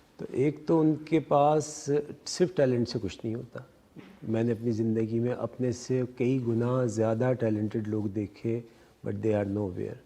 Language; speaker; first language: Urdu; native; Urdu